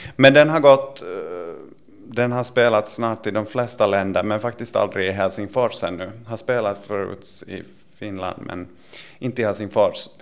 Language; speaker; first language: Swedish; native; Swedish